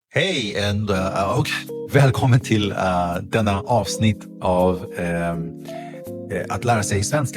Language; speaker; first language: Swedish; non-native, fluent; English